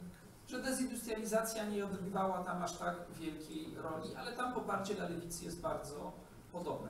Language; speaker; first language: Polish; native; Polish